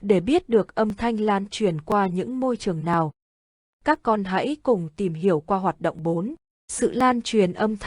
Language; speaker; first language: Vietnamese; native; Vietnamese